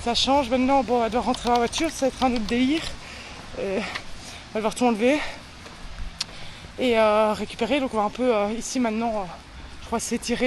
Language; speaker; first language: French; native; French